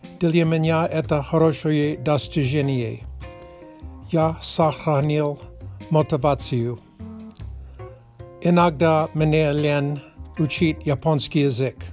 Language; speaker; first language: Russian; non-native, learner; Czech